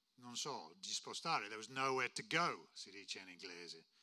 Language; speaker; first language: Italian; non-native, fluent; English